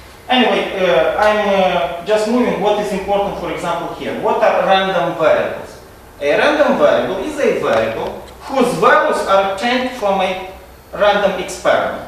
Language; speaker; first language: English; non-native, fluent; Romanian